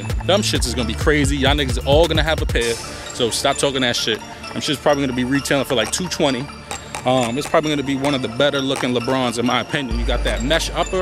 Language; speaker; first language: English; native; English